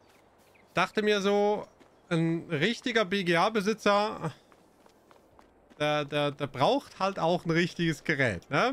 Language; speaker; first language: German; native; German